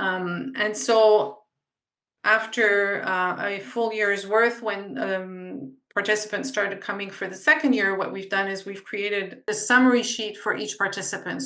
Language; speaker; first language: English; non-native, local second language; French